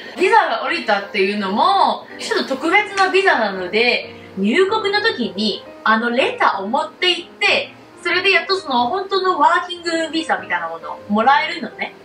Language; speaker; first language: Japanese; non-native, fluent; Cantonese